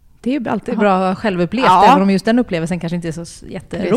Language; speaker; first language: Swedish; native; Swedish